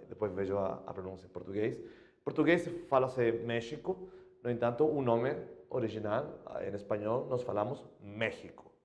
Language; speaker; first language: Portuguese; non-native, fluent; Spanish